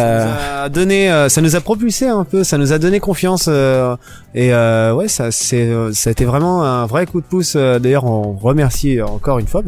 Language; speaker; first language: French; native; French